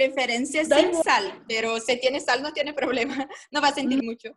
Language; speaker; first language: Spanish; non-native, fluent; Portuguese